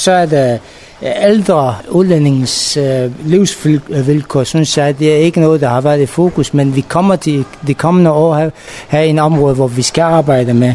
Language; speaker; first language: Danish; non-native, fluent; Persian